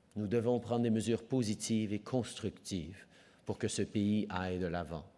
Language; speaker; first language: French; early bilingual, heritage; French